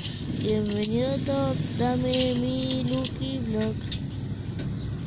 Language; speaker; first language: Spanish; native; Spanish